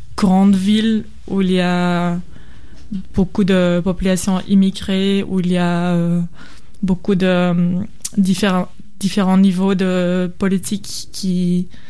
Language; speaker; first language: French; non-native, local second language; Dutch